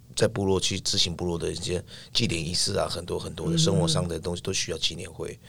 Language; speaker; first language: Chinese; non-native, local second language; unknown